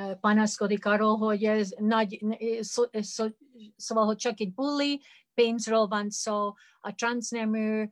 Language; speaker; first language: Hungarian; early bilingual, heritage; Hungarian